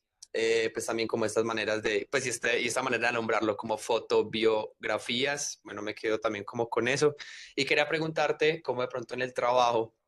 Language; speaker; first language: Spanish; native; Spanish